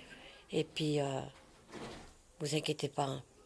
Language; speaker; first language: French; native; French